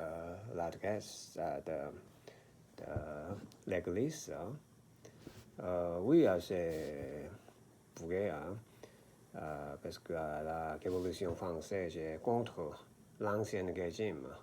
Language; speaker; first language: French; non-native, learner; Korean